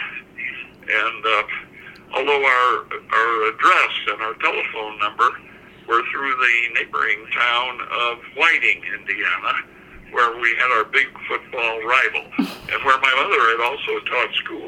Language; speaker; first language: English; native; English